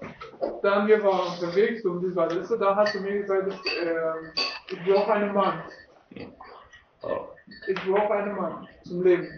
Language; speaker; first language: German; non-native, learner; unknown